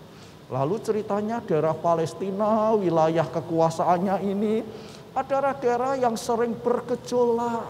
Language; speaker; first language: Indonesian; native; Indonesian